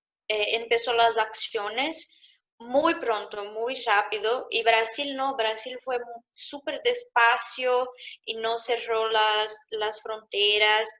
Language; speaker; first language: Spanish; non-native, learner; Portuguese